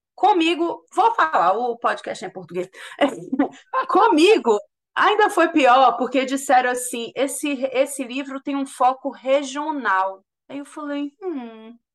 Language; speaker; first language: Portuguese; native; Portuguese